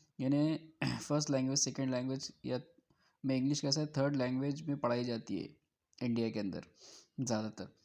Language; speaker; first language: Urdu; native; Urdu